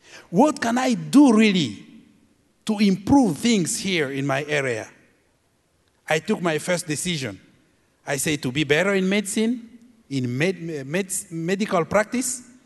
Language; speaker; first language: English; non-native, fluent; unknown